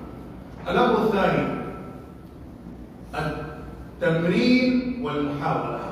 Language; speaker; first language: Arabic; non-native, fluent; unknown